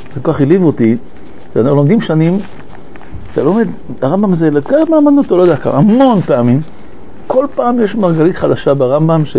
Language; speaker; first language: Hebrew; early bilingual, other home language; French